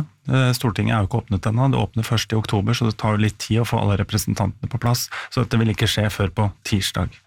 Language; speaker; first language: Norwegian; native; Norwegian